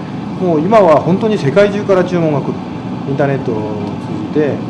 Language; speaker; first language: Japanese; native; Japanese